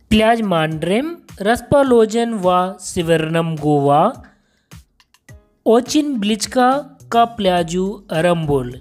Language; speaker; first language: Russian; non-native, learner; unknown